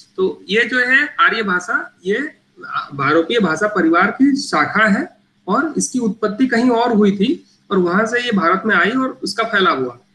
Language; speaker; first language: Hindi; native; Hindi